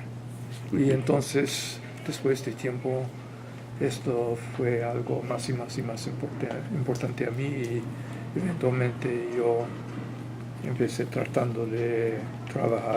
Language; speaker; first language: Spanish; non-native, fluent; English